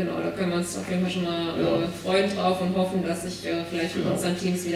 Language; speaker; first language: German; native; German